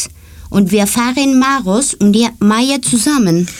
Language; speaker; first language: German; non-native, learner; Greek